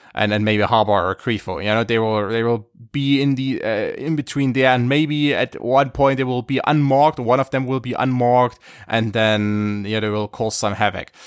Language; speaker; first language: English; non-native, fluent; German